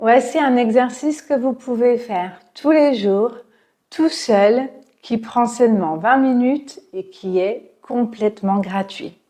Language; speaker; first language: French; native; French